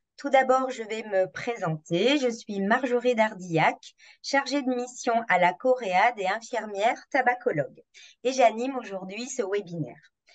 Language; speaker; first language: French; native; French